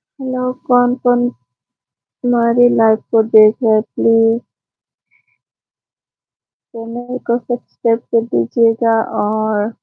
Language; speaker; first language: Hindi; non-native, local second language; Assamese